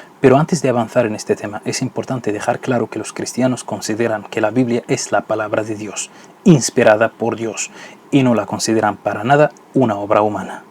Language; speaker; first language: Spanish; non-native, fluent; Arabic